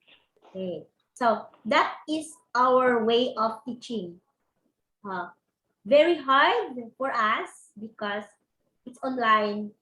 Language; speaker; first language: English; non-native, local second language; Cebuano